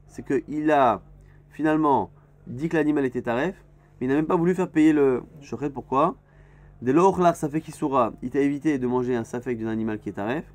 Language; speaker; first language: French; native; French